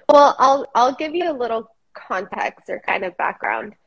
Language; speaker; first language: English; early bilingual, other home language; Spanish